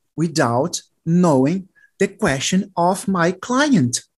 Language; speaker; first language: English; non-native, learner; Portuguese